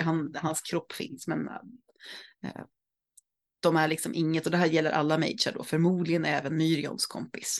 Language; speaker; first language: Swedish; native; Swedish